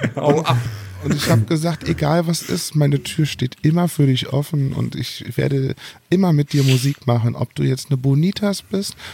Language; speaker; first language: German; native; German